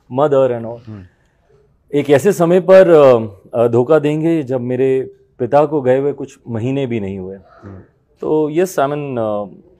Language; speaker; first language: Hindi; native; Hindi